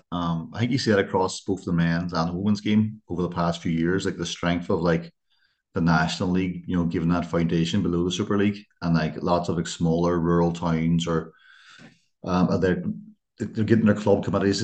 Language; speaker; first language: English; native; English